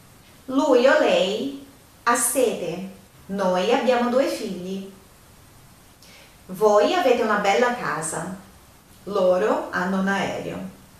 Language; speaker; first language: Italian; non-native, fluent; Portuguese